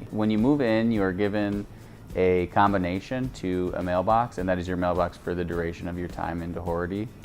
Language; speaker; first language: English; native; English